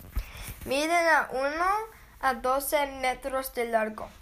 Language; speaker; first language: Spanish; non-native, learner; English